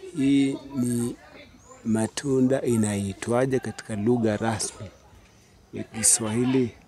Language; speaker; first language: Swahili; non-native, local second language; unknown